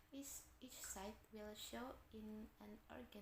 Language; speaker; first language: English; non-native, learner; Indonesian